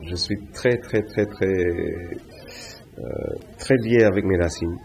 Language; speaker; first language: French; non-native, fluent; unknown